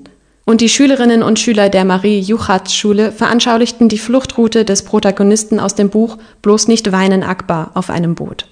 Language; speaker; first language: German; native; German